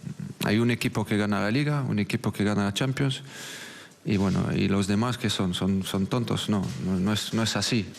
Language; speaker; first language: Spanish; non-native, local second language; French